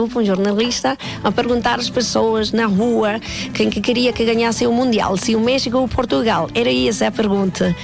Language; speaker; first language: Portuguese; non-native, fluent; Spanish